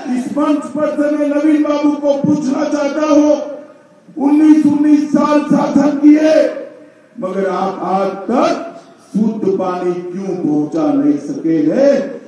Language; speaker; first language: Hindi; non-native, local second language; Gujarati